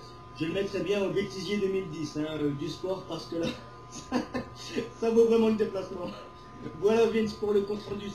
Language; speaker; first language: French; native; French